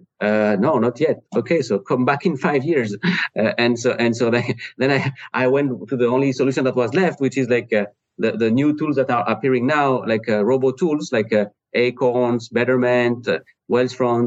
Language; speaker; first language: English; non-native, fluent; French